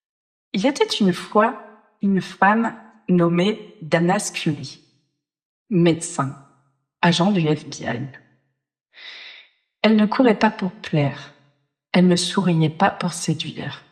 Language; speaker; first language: French; native; French